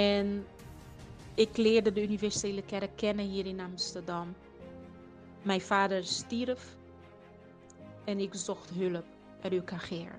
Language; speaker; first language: Dutch; non-native, fluent; Portuguese